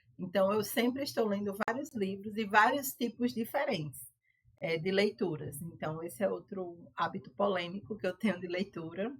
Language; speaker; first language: Portuguese; native; Portuguese